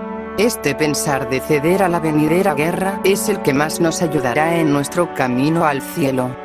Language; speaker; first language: Spanish; native; Spanish